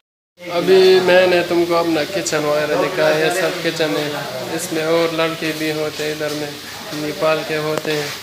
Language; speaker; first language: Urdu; non-native, local second language; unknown